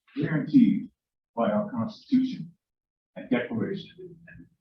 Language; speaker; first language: English; native; English